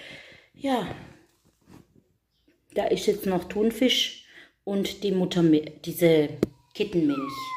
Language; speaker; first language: German; native; German